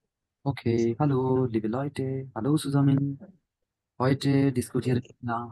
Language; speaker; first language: German; non-native, learner; Bangla